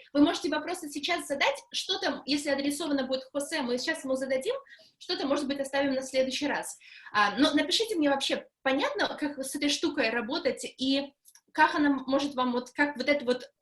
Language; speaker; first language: Russian; native; Russian